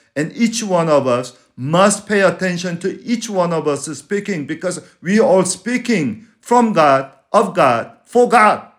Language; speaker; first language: English; non-native, fluent; Spanish